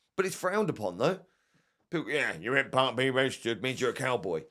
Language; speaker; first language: English; native; English